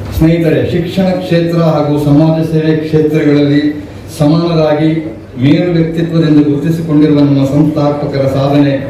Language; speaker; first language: Kannada; native; Kannada